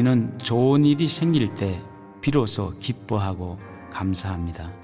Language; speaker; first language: Korean; native; Korean